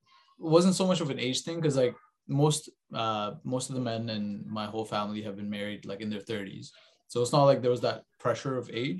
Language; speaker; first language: English; native; English